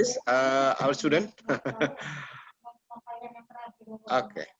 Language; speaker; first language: English; non-native, learner; Indonesian